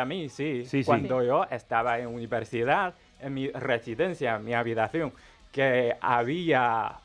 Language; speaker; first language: Spanish; non-native, learner; Chinese